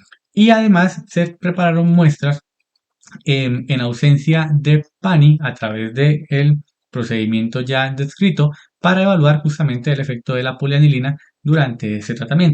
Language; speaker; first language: Spanish; native; Spanish